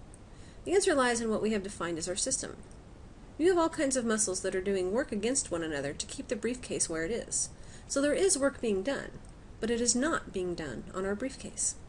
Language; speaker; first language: English; native; English